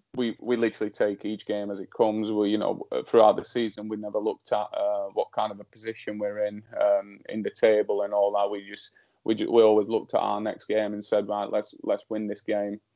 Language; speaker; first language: English; early bilingual, other home language; Slovak